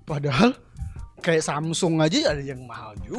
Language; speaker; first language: Indonesian; native; Indonesian